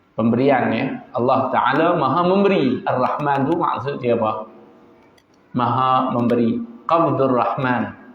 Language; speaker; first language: Malay; native; Malay